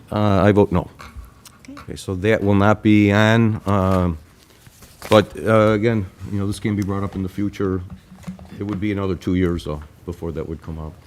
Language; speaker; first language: English; native; English